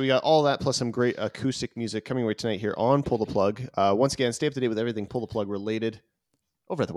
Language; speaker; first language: English; native; English